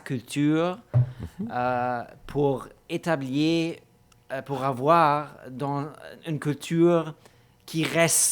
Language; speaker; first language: French; non-native, fluent; German